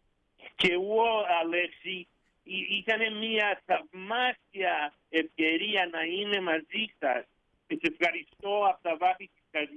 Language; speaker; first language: Greek; early bilingual, heritage; Greek